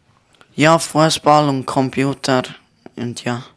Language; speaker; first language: German; early bilingual, other home language; Turkish